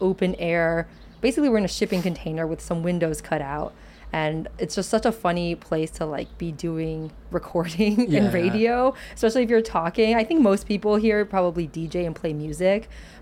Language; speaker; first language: English; native; English